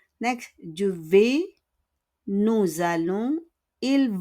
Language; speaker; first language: French; non-native, fluent; Filipino